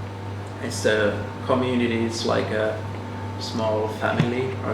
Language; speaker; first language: English; non-native, fluent; Finnish